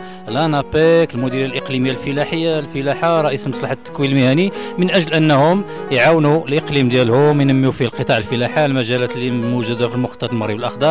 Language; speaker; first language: Arabic; native; Arabic